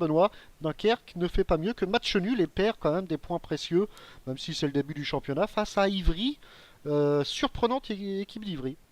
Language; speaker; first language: French; native; French